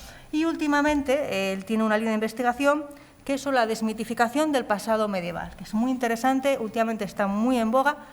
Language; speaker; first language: Spanish; native; Spanish